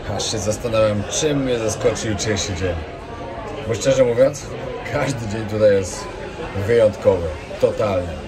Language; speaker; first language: Polish; native; Polish